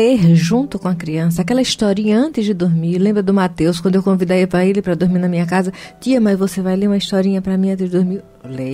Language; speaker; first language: Portuguese; native; Portuguese